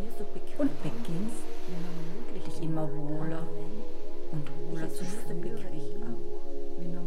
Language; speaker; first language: German; native; German